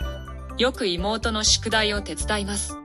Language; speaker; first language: Japanese; non-native, learner; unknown